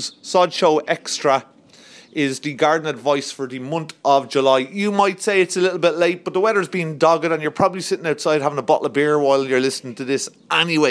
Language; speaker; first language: English; native; English